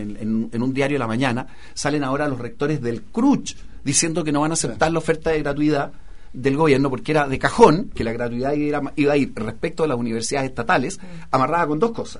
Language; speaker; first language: Spanish; native; Spanish